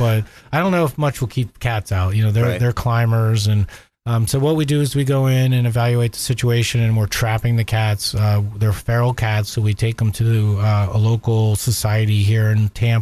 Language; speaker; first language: English; native; English